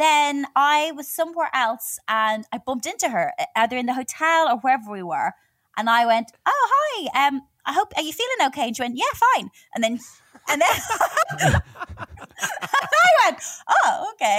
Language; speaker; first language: English; native; English